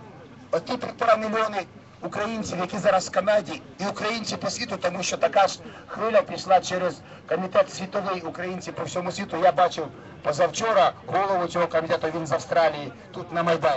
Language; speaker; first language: Ukrainian; native; Ukrainian